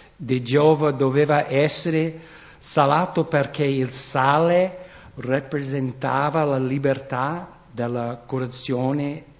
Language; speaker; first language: Italian; non-native, learner; English